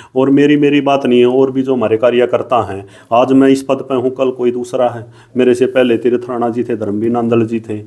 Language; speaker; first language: Hindi; native; Hindi